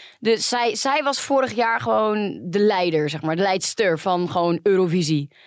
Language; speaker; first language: Dutch; early bilingual, other home language; Greek